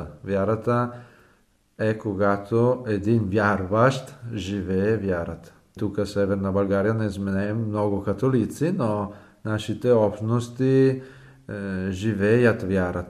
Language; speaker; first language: Bulgarian; non-native, fluent; Italian